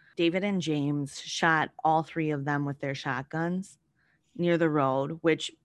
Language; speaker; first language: English; native; English